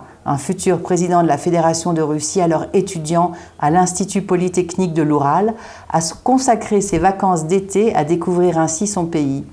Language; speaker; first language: French; native; French